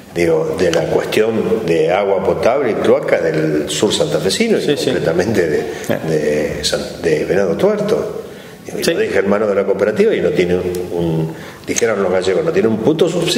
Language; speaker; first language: Spanish; native; Spanish